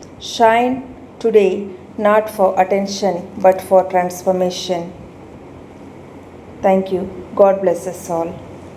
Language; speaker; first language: English; non-native, local second language; Telugu